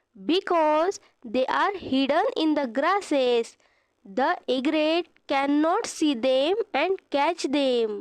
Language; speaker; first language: English; non-native, local second language; Marathi